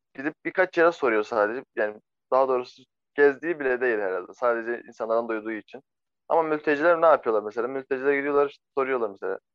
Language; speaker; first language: Turkish; non-native, fluent; Arabic